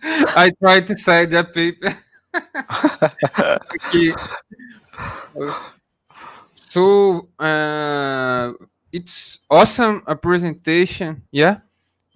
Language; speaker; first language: English; non-native, learner; Portuguese